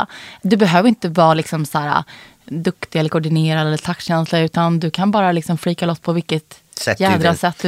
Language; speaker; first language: Swedish; native; Swedish